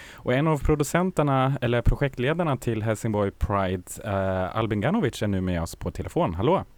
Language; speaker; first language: Swedish; non-native, fluent; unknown